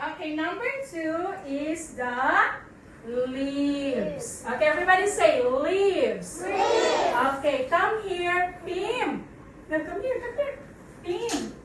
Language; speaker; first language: English; non-native, fluent; Filipino